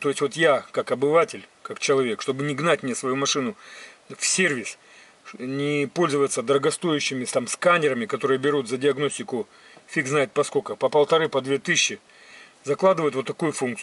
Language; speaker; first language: Russian; native; Russian